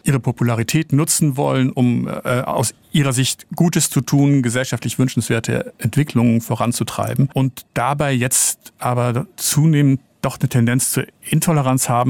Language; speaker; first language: German; native; German